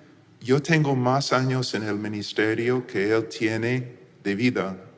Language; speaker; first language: Spanish; non-native, fluent; English